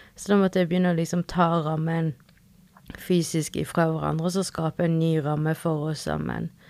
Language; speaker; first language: Norwegian; early bilingual, other home language; Spanish